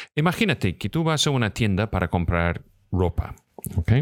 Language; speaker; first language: Spanish; non-native, fluent; English